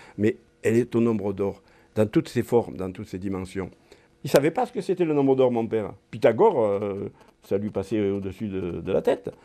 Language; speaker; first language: French; native; French